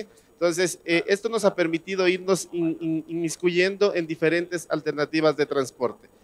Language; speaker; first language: Spanish; native; Spanish